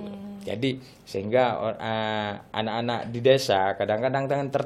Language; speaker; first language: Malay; non-native, local second language; Madurese